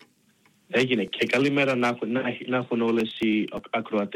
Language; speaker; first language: Greek; early bilingual, heritage; Greek